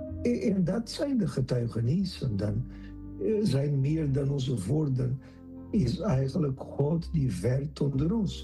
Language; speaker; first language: Dutch; non-native, fluent; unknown